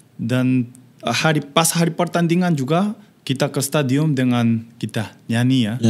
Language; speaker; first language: Indonesian; non-native, fluent; Korean